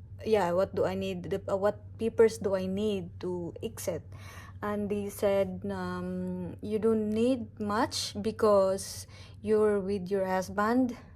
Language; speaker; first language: English; non-native, local second language; Cebuano